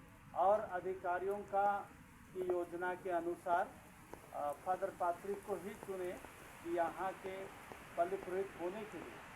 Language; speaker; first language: Hindi; native; Hindi